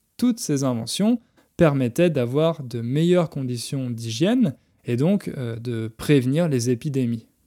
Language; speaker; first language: French; native; French